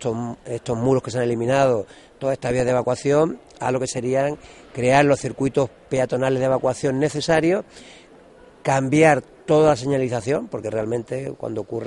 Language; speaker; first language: Spanish; native; Spanish